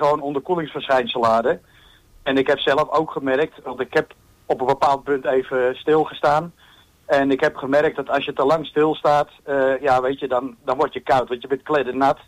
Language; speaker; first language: Dutch; native; Dutch